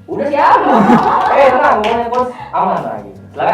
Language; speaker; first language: Indonesian; native; Indonesian